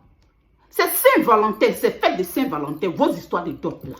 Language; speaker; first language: French; native; French